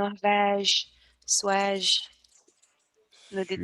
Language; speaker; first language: French; non-native, learner; Portuguese